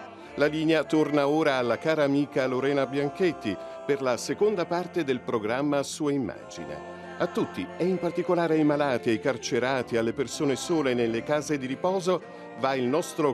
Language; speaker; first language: Italian; native; Italian